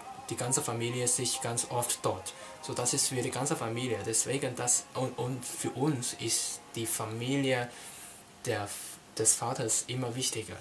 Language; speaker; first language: German; non-native, learner; Cantonese